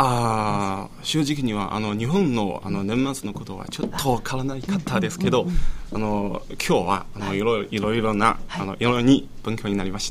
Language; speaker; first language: Japanese; non-native, learner; Chinese